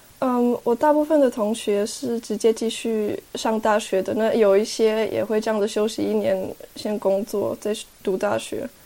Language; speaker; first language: Chinese; early bilingual, heritage; Chinese